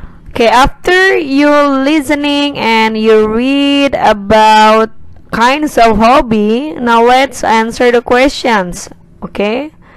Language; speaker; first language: English; non-native, fluent; Indonesian